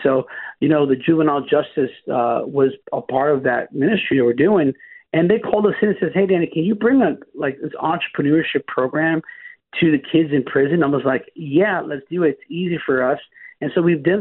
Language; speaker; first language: English; native; English